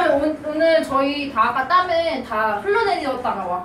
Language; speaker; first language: Korean; native; Korean